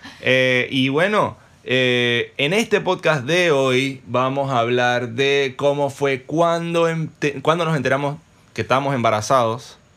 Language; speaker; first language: Spanish; native; Spanish